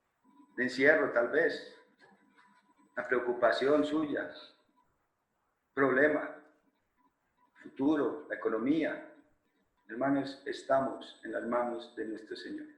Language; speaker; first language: Spanish; native; Spanish